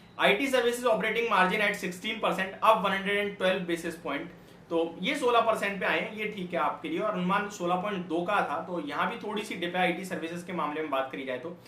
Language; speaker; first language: Hindi; native; Hindi